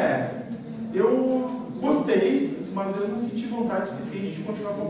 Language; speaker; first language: Portuguese; native; Portuguese